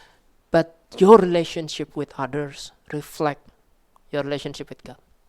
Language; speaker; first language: English; non-native, local second language; Indonesian